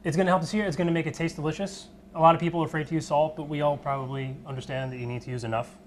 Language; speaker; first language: English; native; English